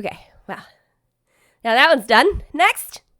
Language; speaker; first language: English; native; English